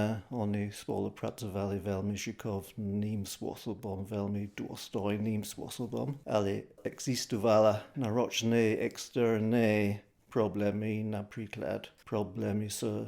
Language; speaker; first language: Slovak; non-native, fluent; English